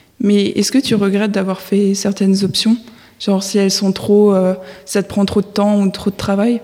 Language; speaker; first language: French; native; French